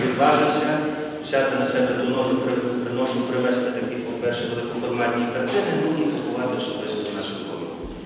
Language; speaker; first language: Ukrainian; native; Ukrainian